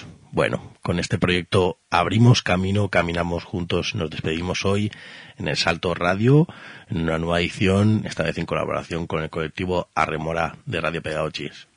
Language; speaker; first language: Spanish; native; Spanish